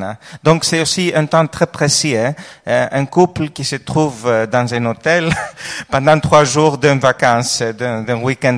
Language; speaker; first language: French; non-native, fluent; Greek